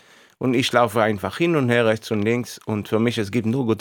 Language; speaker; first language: German; non-native, fluent; Hebrew